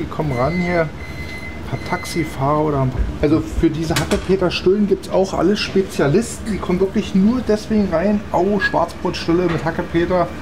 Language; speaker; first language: German; native; German